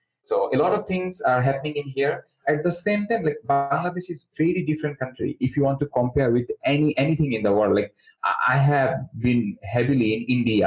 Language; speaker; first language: English; non-native, local second language; Bangla